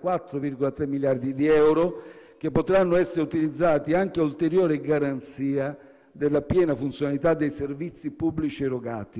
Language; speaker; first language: Italian; native; Italian